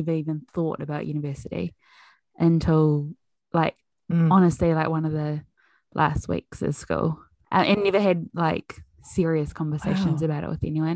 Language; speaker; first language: English; native; English